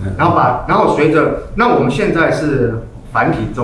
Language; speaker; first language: Chinese; native; Chinese